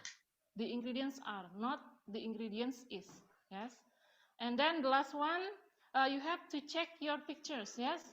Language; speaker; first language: English; non-native, learner; Indonesian